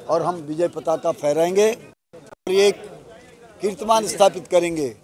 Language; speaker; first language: Hindi; native; Hindi